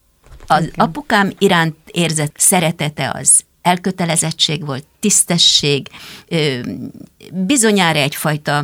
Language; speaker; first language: Hungarian; native; Hungarian